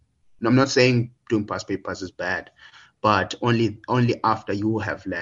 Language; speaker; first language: English; non-native, local second language; Xhosa